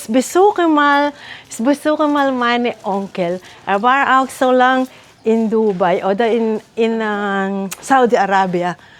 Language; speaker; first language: German; non-native, fluent; Filipino